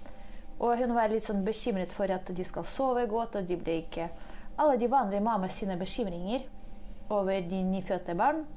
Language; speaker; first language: Swedish; non-native, fluent; Ukrainian